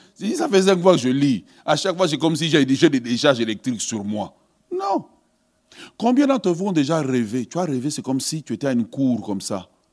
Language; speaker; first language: French; early bilingual, other home language; Lingala